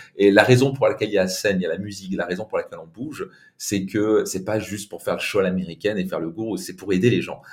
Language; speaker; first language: French; native; French